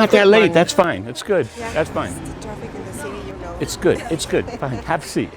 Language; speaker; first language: English; native; English